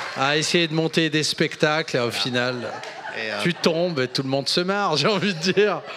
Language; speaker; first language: French; native; French